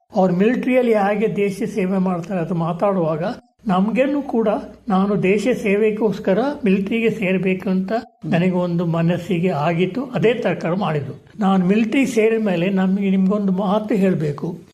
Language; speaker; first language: Kannada; non-native, local second language; Kodava